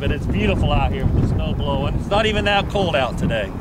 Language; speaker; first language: English; native; English